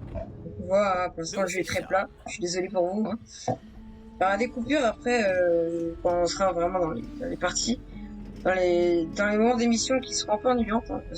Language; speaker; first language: French; native; French